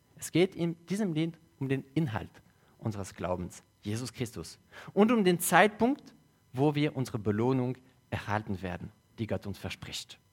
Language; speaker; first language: German; non-native, local second language; French